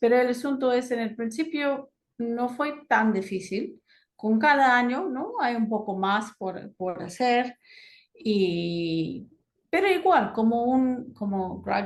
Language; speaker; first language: Spanish; non-native, fluent; English